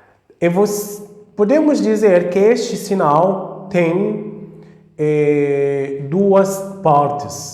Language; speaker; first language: Portuguese; non-native, fluent; Arabic